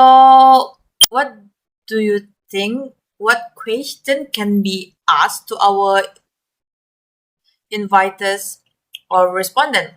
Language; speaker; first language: English; non-native, learner; Malay